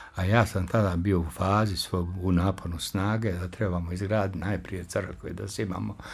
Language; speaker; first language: Croatian; native; Croatian